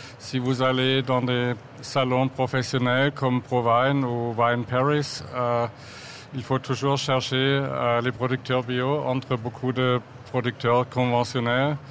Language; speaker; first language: French; non-native, fluent; German